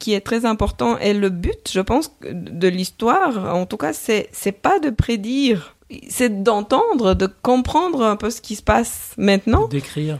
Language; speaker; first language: French; non-native, fluent; Romanian